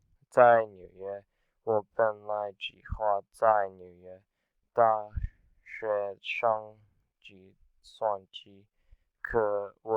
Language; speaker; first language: Chinese; non-native, learner; English